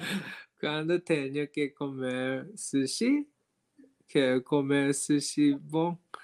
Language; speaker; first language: Portuguese; non-native, learner; Japanese